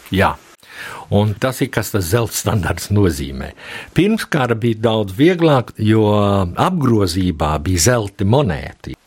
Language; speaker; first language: Latvian; early bilingual, heritage; Latvian